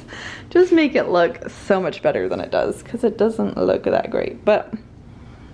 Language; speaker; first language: English; native; English